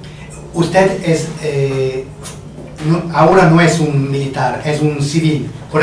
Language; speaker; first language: Spanish; non-native, fluent; Italian